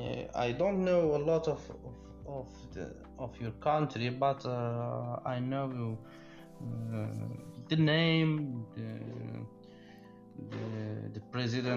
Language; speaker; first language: English; non-native, learner; Arabic